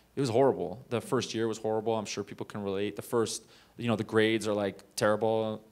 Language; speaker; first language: English; native; English